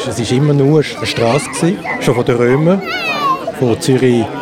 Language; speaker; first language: German; non-native, fluent; Persian